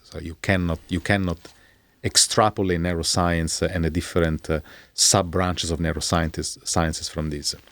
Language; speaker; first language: English; non-native, fluent; Italian